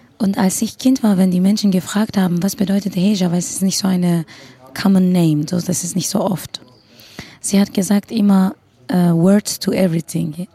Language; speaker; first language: German; non-native, fluent; Kurdish